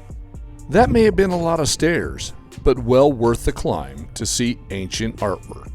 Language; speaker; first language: English; native; English